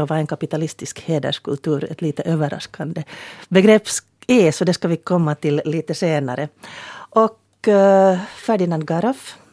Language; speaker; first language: Swedish; native; Swedish